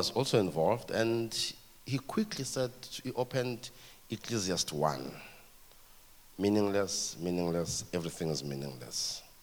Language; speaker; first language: English; non-native, local second language; Zulu